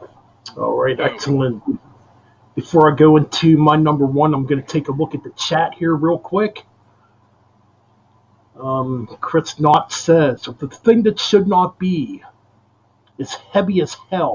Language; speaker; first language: English; native; English